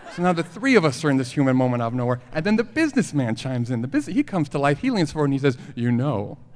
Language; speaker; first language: English; native; English